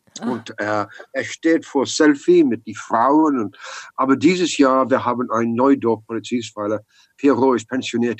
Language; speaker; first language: German; non-native, learner; English